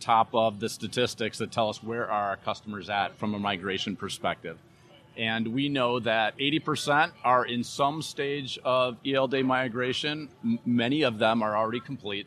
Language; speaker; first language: English; native; English